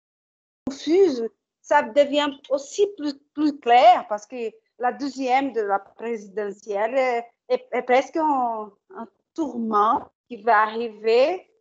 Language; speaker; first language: French; non-native, learner; Portuguese